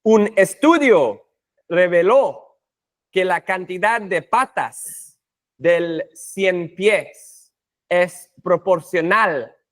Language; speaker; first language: Spanish; non-native, fluent; English